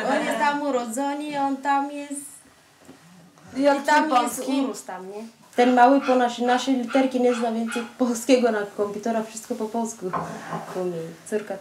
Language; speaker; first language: Polish; non-native, learner; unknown